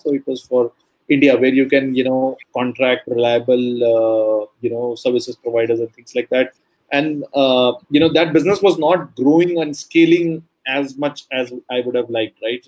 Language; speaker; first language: English; non-native, local second language; Hindi